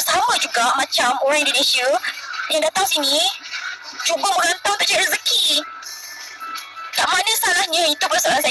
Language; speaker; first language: Malay; native; Malay